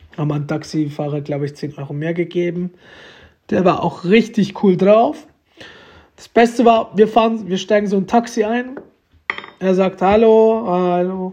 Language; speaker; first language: German; early bilingual, other home language; Romanian